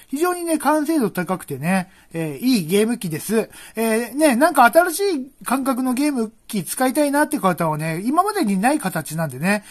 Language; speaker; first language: Japanese; native; Japanese